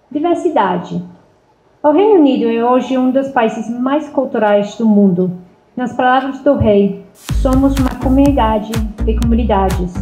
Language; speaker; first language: Portuguese; non-native, fluent; English